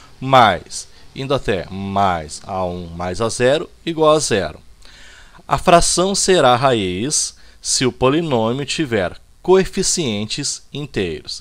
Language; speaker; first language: Portuguese; native; Portuguese